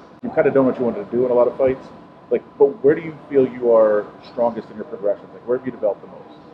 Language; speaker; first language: English; native; English